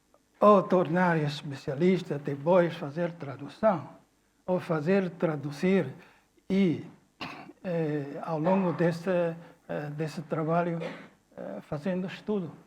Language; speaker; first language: Portuguese; non-native, fluent; Chinese